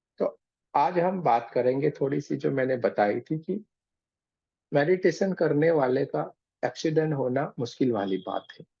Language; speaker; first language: Hindi; non-native, local second language; Gujarati